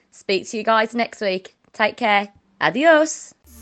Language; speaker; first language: English; native; English